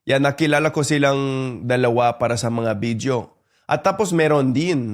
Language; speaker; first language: Filipino; non-native, fluent; English